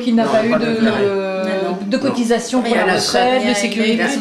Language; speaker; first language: French; native; French